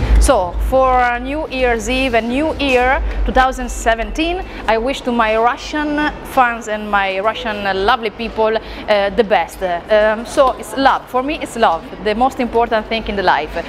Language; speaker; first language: English; non-native, learner; Italian